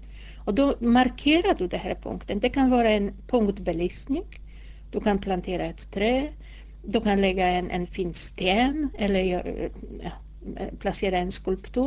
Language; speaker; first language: Swedish; non-native, fluent; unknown